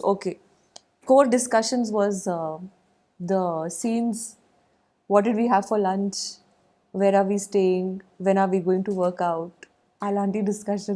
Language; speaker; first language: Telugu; non-native, learner; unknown